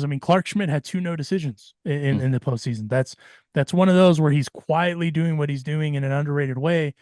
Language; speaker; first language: English; native; English